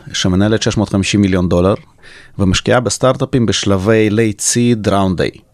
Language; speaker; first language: Hebrew; early bilingual, other home language; Russian